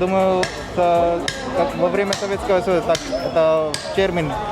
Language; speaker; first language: Russian; non-native, learner; Hindi